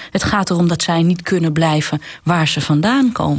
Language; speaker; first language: Dutch; native; Dutch